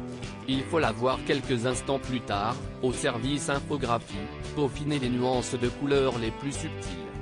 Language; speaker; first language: French; native; French